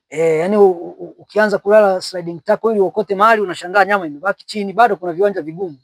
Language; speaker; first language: Swahili; native; Swahili